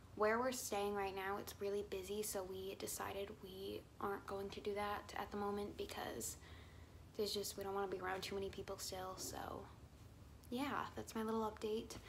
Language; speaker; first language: English; native; English